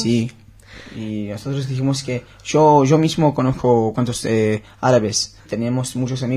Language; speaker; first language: Spanish; non-native, learner; Hebrew